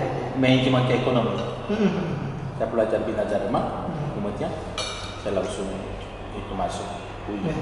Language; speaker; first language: Indonesian; non-native, learner; Korean